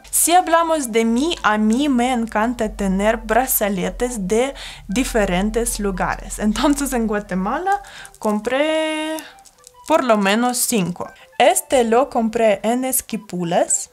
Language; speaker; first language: Spanish; non-native, fluent; Russian